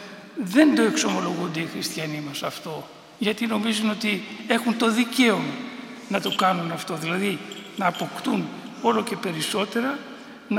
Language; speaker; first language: Greek; native; Greek